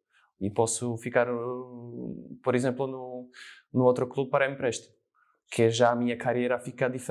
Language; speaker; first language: Portuguese; non-native, fluent; Slovak